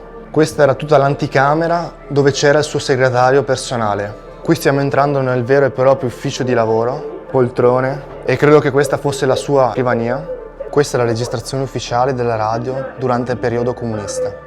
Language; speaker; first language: Italian; native; Italian